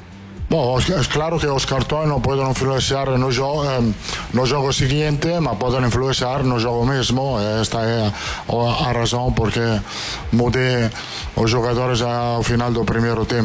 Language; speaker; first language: Portuguese; non-native, fluent; Italian